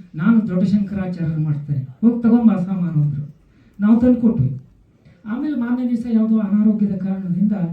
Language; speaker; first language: Kannada; native; Kannada